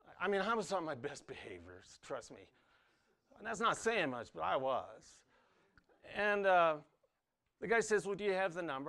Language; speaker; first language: English; native; English